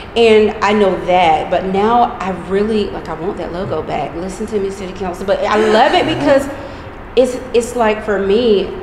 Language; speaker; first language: English; native; English